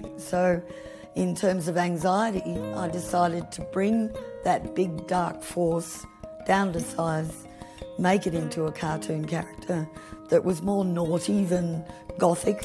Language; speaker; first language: English; native; English